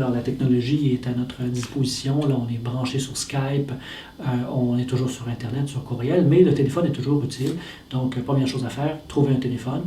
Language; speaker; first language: French; native; French